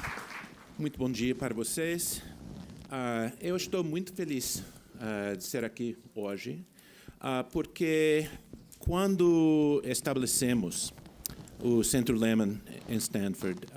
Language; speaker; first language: Portuguese; non-native, fluent; English